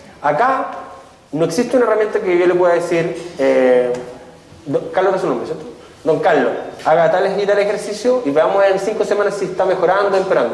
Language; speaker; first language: Spanish; native; Spanish